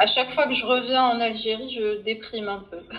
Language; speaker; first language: French; non-native, fluent; Arabic